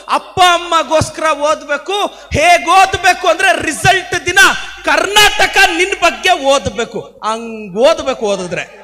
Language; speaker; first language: Kannada; native; Kannada